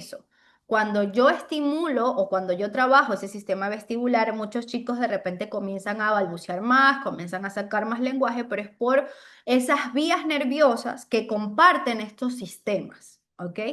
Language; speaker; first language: Spanish; native; Spanish